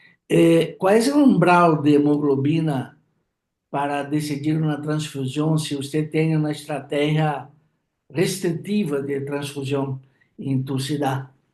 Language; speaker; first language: Spanish; non-native, fluent; Portuguese